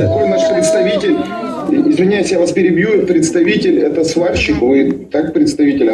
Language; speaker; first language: Russian; native; Russian